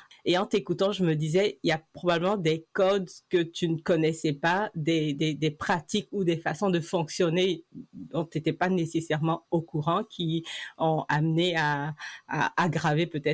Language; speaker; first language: French; native; French